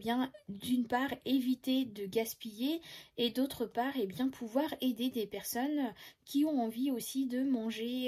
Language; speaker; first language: French; native; French